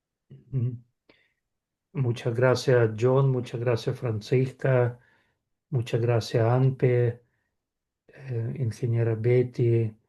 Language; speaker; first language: Spanish; non-native, fluent; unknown